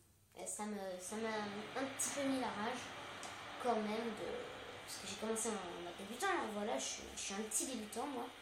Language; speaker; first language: French; native; French